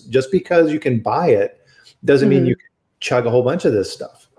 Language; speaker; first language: English; native; English